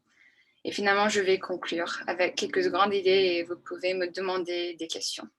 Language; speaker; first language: French; non-native, fluent; English